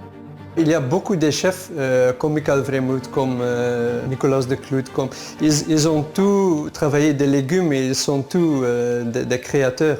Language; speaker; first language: French; non-native, local second language; Dutch